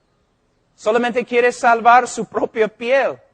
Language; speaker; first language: Spanish; non-native, fluent; English